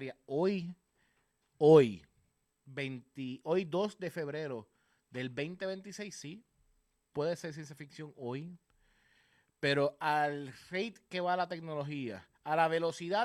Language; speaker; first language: Spanish; native; Spanish